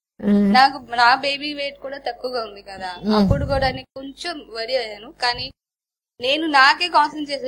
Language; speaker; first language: Telugu; non-native, learner; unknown